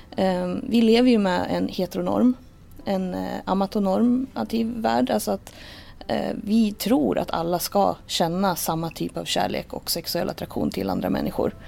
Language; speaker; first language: Swedish; native; Swedish